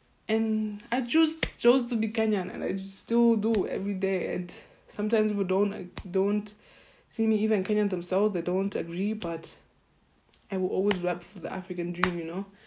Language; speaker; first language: English; non-native, local second language; Swahili